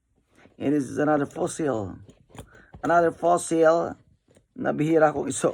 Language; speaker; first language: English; non-native, local second language; Filipino